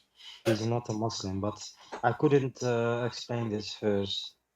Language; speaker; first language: English; non-native, fluent; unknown